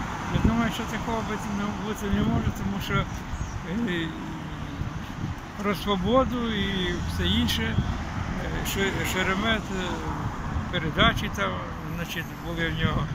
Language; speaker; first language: Ukrainian; non-native, local second language; Russian